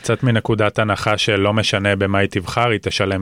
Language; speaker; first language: Hebrew; native; Hebrew